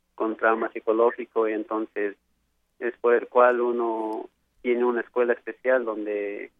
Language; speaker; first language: Spanish; native; Spanish